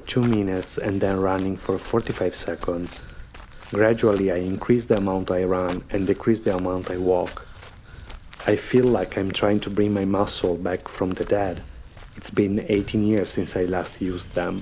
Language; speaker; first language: English; non-native, fluent; Italian